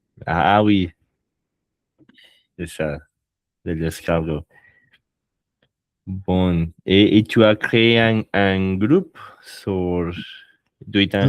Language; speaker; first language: French; non-native, learner; Spanish